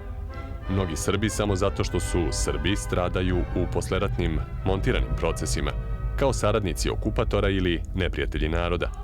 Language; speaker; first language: Bosnian; native; Bosnian